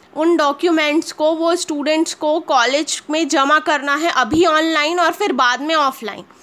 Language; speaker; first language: Hindi; native; Hindi